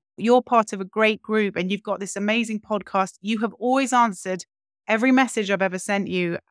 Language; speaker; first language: English; native; English